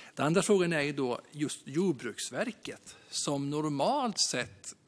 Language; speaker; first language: Swedish; native; Swedish